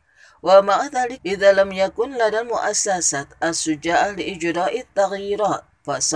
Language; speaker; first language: Arabic; non-native, fluent; Indonesian